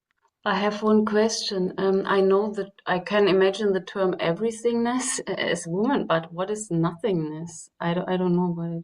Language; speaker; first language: English; non-native, fluent; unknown